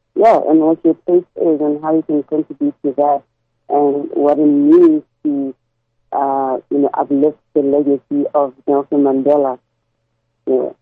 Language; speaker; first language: English; non-native, local second language; Tswana